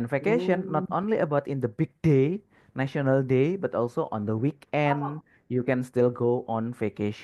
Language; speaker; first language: English; non-native, fluent; Indonesian